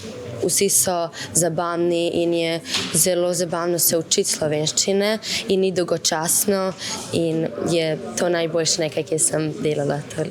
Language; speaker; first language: Slovenian; early bilingual, heritage; Slovenian